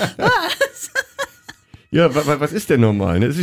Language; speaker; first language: German; native; German